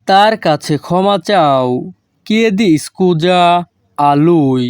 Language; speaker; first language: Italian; non-native, learner; Bangla